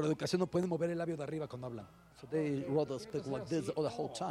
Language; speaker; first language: Spanish; native; Spanish